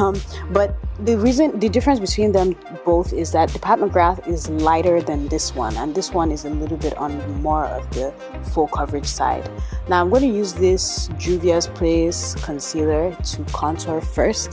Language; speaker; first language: English; native; English